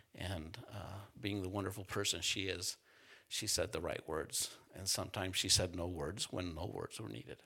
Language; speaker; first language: English; native; English